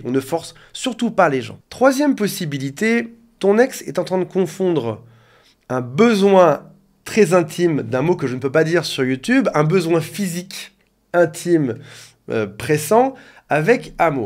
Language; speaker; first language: French; native; French